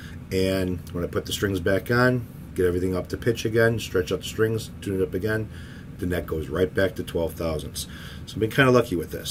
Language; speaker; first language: English; native; English